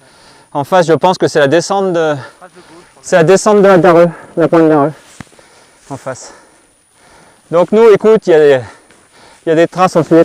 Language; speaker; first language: French; native; French